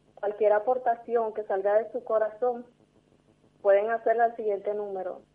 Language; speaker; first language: Spanish; native; Spanish